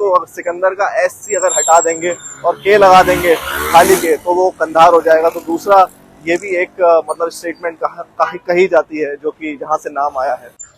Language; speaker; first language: Hindi; native; Hindi